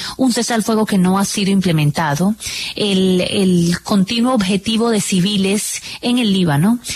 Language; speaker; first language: Spanish; native; Spanish